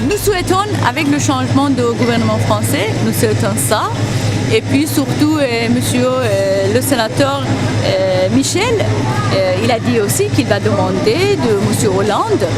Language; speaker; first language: French; non-native, fluent; Persian